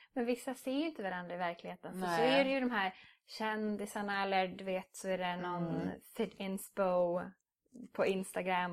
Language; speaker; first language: Swedish; native; Swedish